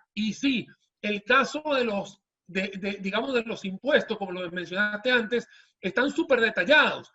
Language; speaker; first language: Spanish; native; Spanish